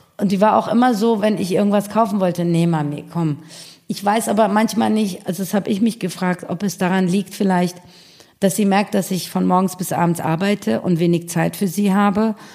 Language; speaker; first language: German; early bilingual, other home language; Persian